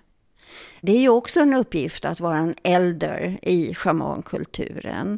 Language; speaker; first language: Swedish; early bilingual, other home language; German